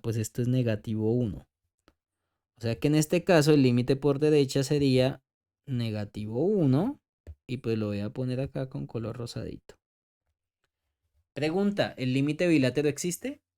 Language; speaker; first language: Spanish; native; Spanish